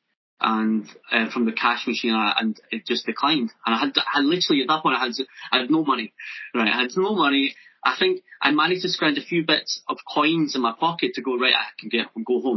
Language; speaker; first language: English; native; English